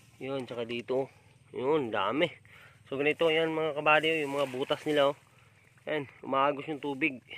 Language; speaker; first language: Filipino; non-native, local second language; Cebuano